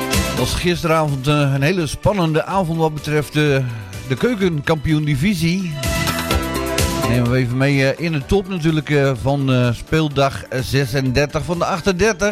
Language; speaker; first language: Dutch; native; Dutch